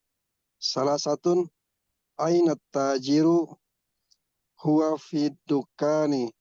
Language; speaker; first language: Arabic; non-native, learner; Indonesian